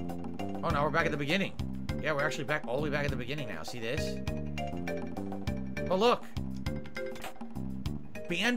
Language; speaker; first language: English; native; English